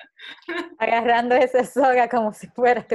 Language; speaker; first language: Spanish; early bilingual, heritage; Spanish